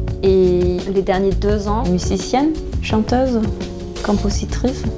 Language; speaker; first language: French; non-native, fluent; Danish